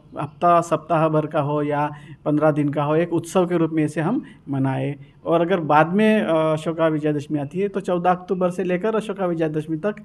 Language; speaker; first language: Hindi; non-native, local second language; Marathi